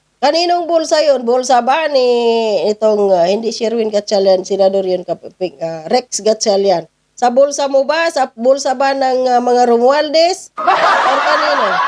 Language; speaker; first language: Filipino; non-native, local second language; Cebuano